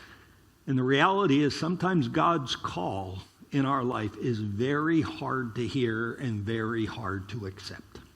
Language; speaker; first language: English; native; English